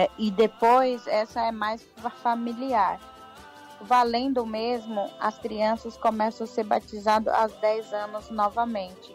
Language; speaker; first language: Portuguese; non-native, local second language; Guarani